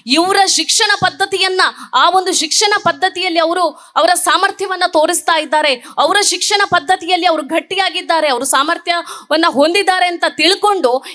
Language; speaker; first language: Kannada; non-native, local second language; Tulu